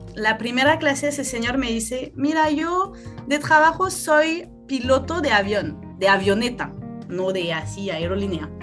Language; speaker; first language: Spanish; non-native, fluent; French